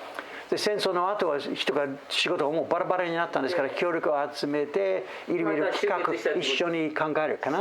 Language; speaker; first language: Japanese; non-native, fluent; English